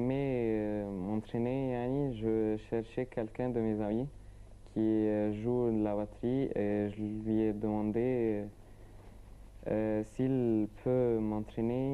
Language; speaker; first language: French; non-native, learner; Arabic